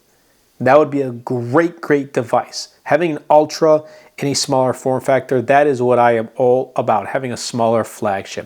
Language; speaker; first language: English; native; English